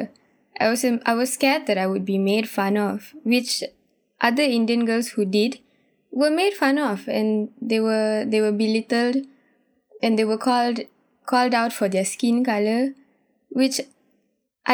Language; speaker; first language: English; non-native, local second language; Tamil